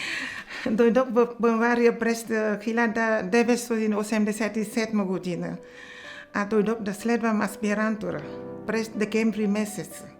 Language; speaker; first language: Bulgarian; non-native, fluent; Vietnamese